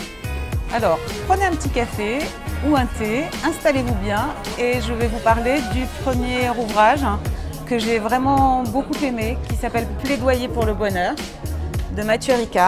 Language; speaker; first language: French; native; French